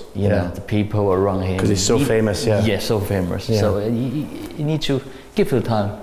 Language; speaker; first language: English; non-native, learner; Chinese